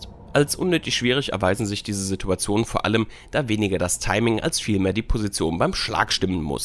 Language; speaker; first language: German; native; German